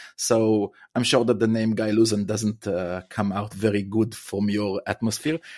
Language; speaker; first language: English; non-native, fluent; Hebrew